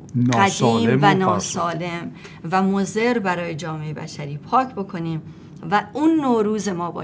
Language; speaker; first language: Persian; native; Persian